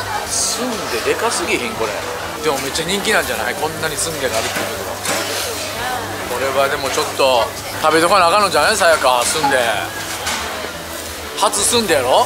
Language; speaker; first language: Japanese; native; Japanese